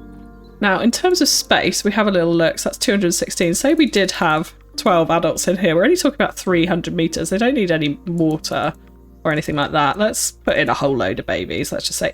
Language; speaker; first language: English; native; English